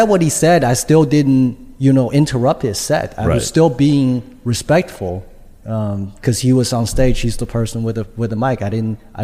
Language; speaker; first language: English; non-native, fluent; Chinese